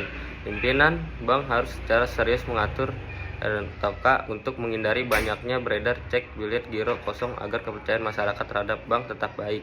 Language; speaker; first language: Indonesian; native; Indonesian